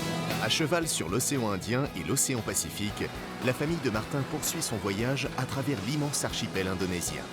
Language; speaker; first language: French; native; French